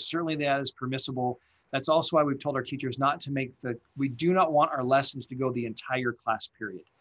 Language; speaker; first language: English; native; English